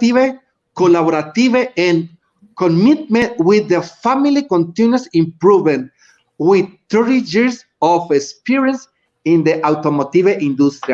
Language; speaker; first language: English; non-native, learner; Spanish